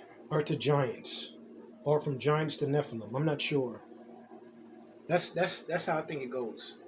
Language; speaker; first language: English; native; English